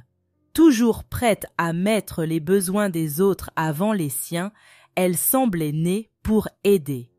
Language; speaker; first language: French; native; French